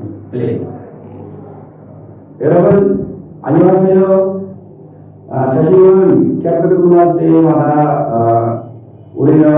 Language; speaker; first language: Korean; non-native, learner; Bangla